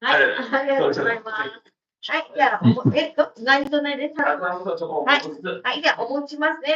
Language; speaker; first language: Japanese; native; Japanese